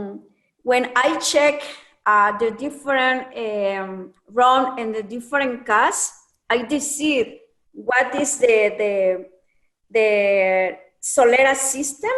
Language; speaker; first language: English; non-native, learner; Spanish